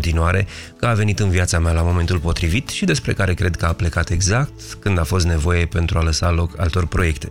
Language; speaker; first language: Romanian; native; Romanian